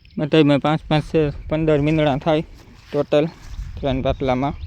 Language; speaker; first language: Gujarati; native; Gujarati